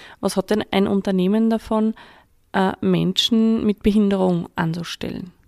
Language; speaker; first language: German; native; German